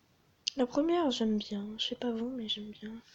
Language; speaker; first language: French; native; French